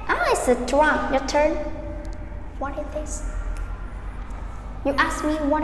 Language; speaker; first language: English; non-native, fluent; Vietnamese